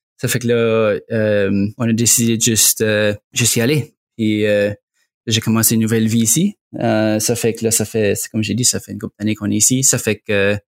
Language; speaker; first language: French; native; French